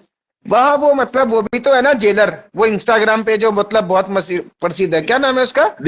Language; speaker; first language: Hindi; native; Hindi